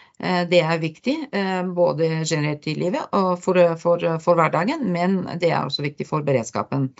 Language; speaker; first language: Norwegian; non-native, fluent; Bulgarian